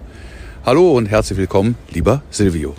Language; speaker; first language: German; native; German